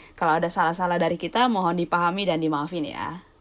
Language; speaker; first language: Indonesian; early bilingual, heritage; Indonesian